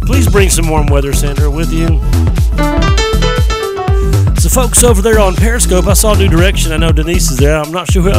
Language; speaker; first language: English; native; English